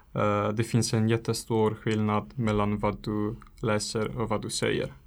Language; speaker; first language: Swedish; non-native, learner; Italian